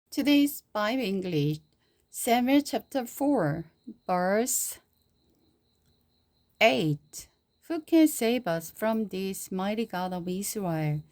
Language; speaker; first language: English; non-native, learner; Korean